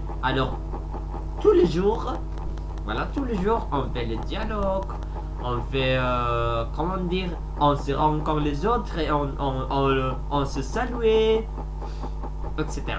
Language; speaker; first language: French; non-native, learner; Sasak